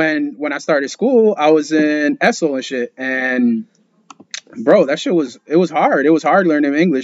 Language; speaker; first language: English; early bilingual, other home language; Spanish